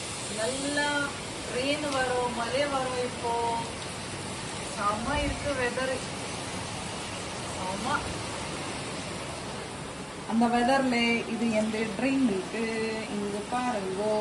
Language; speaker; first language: Tamil; non-native, local second language; Urdu